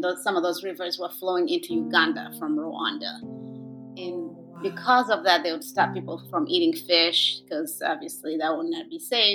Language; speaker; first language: English; non-native, local second language; Kinyarwanda